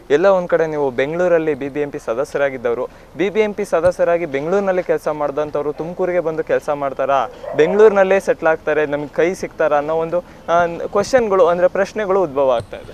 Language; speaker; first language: Kannada; native; Kannada